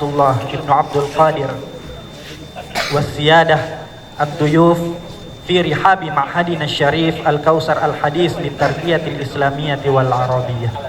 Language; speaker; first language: Arabic; non-native, fluent; Indonesian